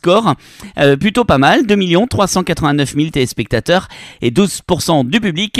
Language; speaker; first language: French; native; French